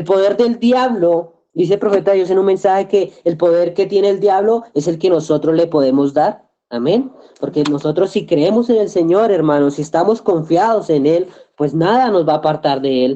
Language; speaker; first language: Spanish; native; Spanish